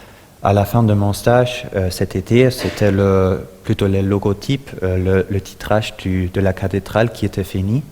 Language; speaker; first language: French; non-native, fluent; German